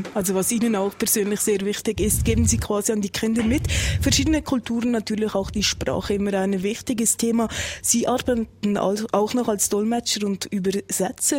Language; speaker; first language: German; native; German